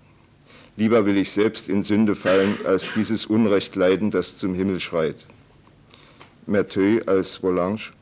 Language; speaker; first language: German; native; German